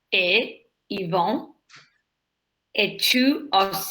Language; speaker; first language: French; non-native, learner; English